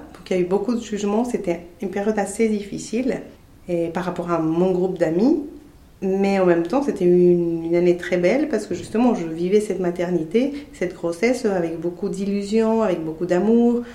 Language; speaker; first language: French; non-native, fluent; Spanish